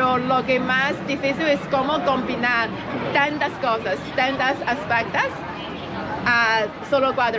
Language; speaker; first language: Spanish; non-native, fluent; Chinese